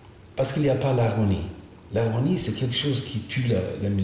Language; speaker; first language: French; non-native, fluent; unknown